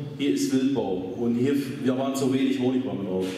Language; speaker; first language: German; native; German